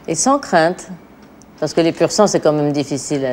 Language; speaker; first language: French; native; French